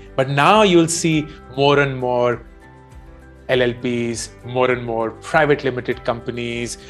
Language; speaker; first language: English; non-native, local second language; Hindi